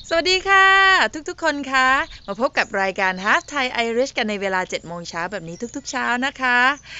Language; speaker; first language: Thai; native; Thai